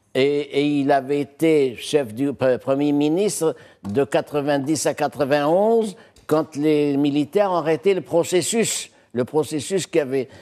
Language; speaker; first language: French; non-native, local second language; Arabic